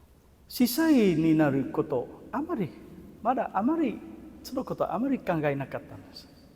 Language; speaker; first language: Japanese; non-native, fluent; Vietnamese